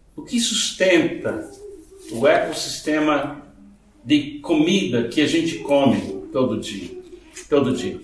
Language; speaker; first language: Portuguese; non-native, fluent; English